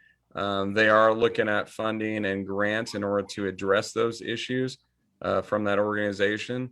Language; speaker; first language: English; native; English